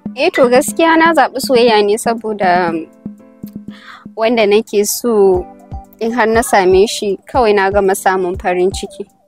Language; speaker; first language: Hausa; native; Hausa